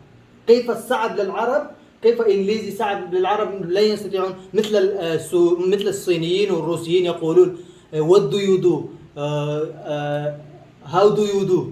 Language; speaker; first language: Arabic; non-native, learner; Pashto